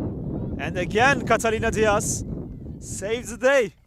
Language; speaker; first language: English; non-native, fluent; Turkish